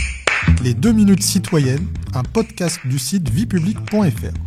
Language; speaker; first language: French; native; French